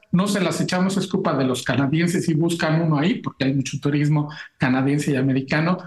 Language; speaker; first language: Spanish; native; Spanish